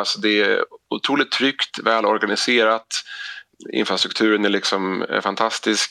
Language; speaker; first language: Swedish; native; Swedish